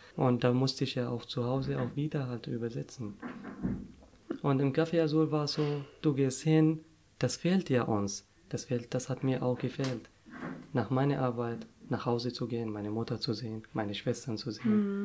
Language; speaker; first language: German; non-native, fluent; Arabic